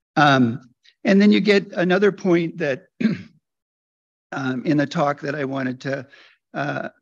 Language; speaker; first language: English; native; English